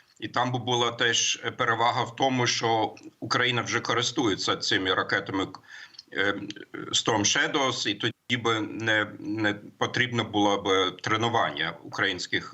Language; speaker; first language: Ukrainian; non-native, fluent; German